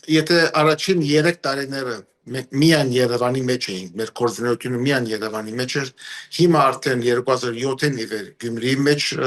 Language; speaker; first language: Armenian; early bilingual, heritage; Armenian